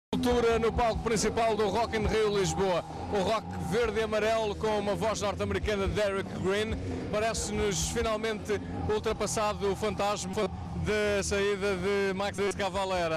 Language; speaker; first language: Portuguese; native; Portuguese